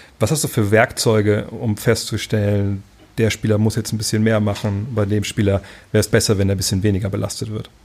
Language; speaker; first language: German; native; German